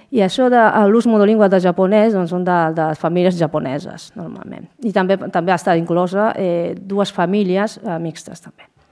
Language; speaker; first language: Catalan; non-native, fluent; Japanese